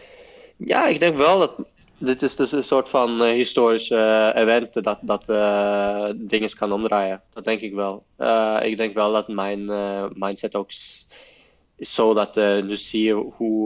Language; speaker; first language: Dutch; non-native, fluent; Norwegian